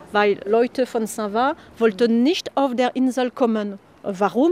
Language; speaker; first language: German; non-native, fluent; French